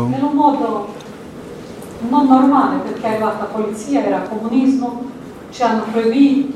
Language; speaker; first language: Italian; non-native, fluent; Croatian